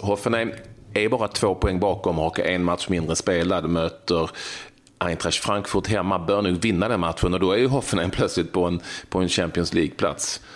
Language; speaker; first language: Swedish; native; Swedish